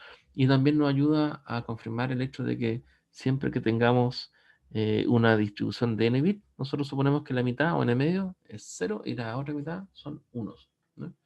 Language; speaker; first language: Spanish; native; Spanish